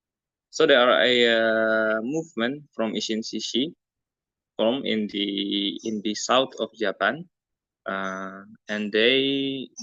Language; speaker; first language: English; non-native, learner; Indonesian